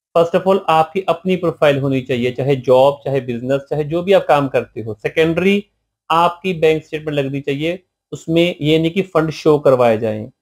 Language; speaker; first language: Hindi; non-native, local second language; Punjabi